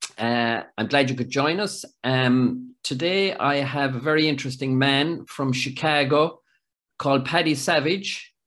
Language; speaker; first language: English; native; English